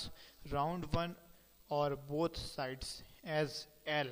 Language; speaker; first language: English; non-native, local second language; Hindi